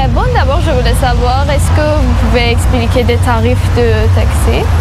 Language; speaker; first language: French; non-native, learner; Persian